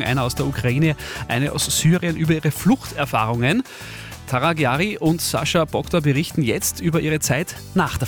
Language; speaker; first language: German; native; German